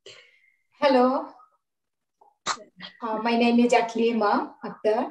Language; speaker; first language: English; non-native, learner; Bangla